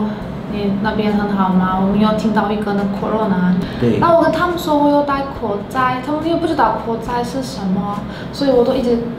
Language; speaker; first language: Chinese; non-native, learner; Turkish